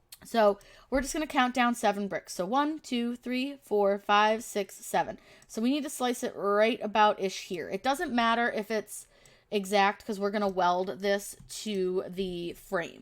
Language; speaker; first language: English; native; English